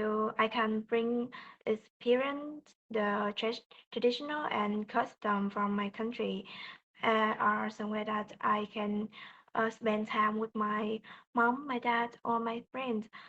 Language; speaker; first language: English; non-native, learner; Vietnamese